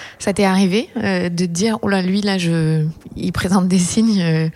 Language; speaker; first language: French; native; French